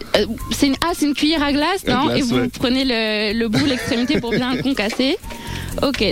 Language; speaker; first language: French; native; French